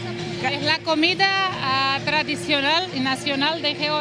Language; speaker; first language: Spanish; non-native, fluent; Georgian